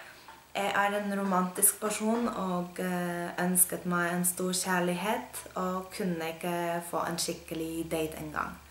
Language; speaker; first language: Norwegian; non-native, fluent; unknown